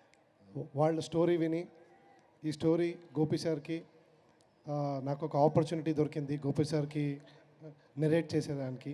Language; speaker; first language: Telugu; non-native, learner; Kannada